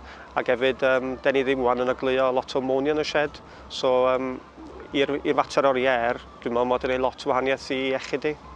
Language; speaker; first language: Welsh; native; Welsh